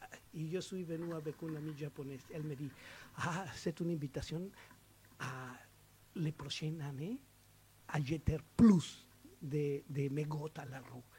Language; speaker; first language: French; non-native, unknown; Spanish